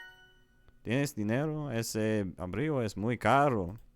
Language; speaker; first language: Spanish; non-native, learner; English